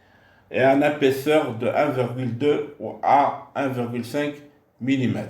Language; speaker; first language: French; non-native, local second language; Arabic